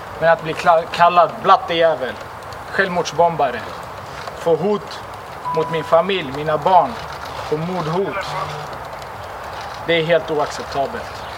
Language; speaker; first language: Swedish; early bilingual, other home language; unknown